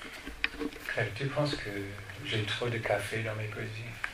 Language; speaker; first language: French; non-native, fluent; English